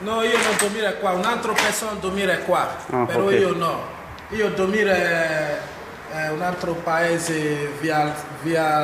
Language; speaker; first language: Italian; non-native, learner; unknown